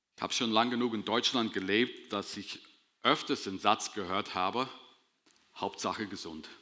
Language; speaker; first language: German; non-native, fluent; English